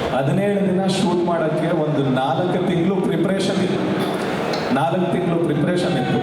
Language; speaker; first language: Kannada; native; Kannada